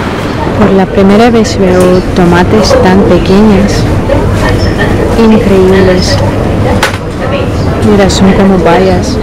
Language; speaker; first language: Spanish; non-native, fluent; Russian